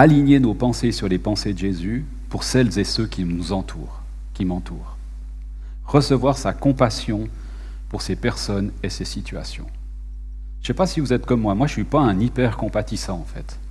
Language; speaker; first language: French; native; French